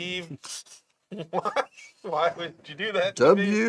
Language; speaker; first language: English; native; English